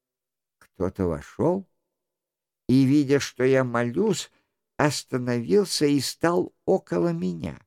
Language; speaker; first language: Russian; native; Russian